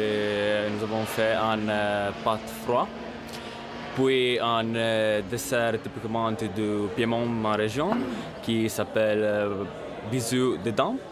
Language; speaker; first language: French; non-native, learner; Italian